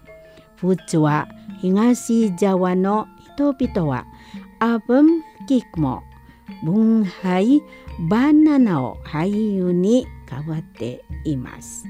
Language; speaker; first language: Japanese; non-native, fluent; Indonesian